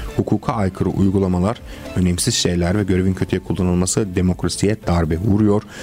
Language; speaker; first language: Turkish; early bilingual, heritage; Romanian